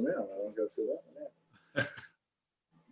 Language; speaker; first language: English; native; English